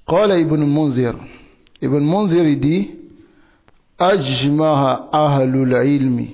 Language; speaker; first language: Arabic; non-native, fluent; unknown